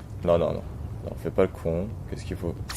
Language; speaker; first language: French; native; French